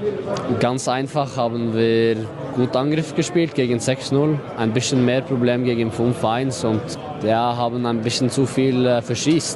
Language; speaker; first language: German; non-native, fluent; Norwegian